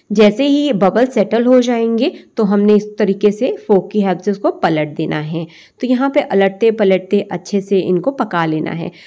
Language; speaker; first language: Hindi; native; Hindi